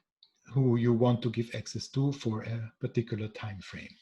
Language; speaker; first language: English; non-native, fluent; German